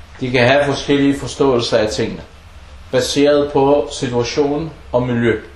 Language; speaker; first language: Danish; early bilingual, other home language; Arabic